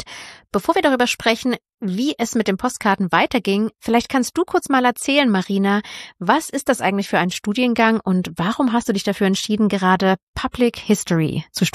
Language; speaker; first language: German; native; German